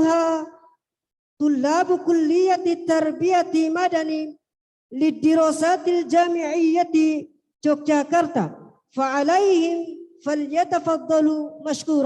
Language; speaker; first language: Arabic; non-native, fluent; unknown